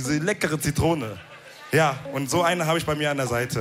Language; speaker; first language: German; early bilingual, other home language; Wolof